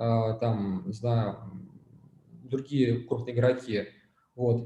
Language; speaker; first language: Russian; native; Russian